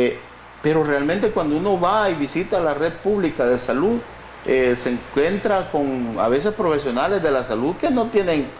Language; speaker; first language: Spanish; native; Spanish